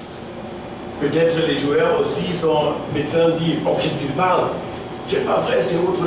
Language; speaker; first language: French; non-native, fluent; German